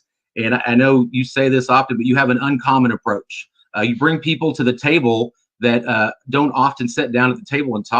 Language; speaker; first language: English; native; English